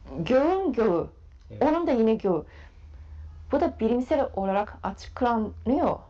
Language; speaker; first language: Turkish; non-native, fluent; Japanese